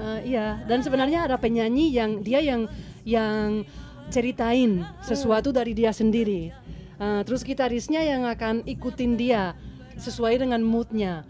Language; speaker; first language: Indonesian; non-native, fluent; Spanish